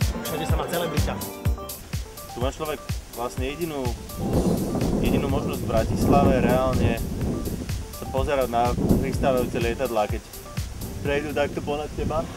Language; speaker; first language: Slovak; native; Slovak